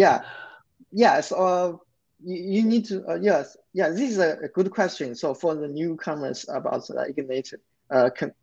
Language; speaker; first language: English; non-native, learner; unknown